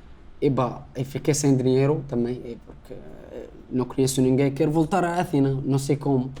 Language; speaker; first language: Portuguese; non-native, learner; Arabic